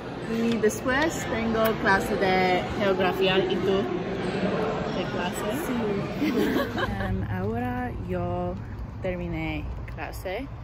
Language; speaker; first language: Spanish; non-native, learner; English